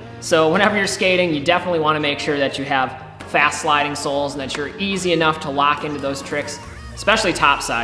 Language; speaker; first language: English; native; English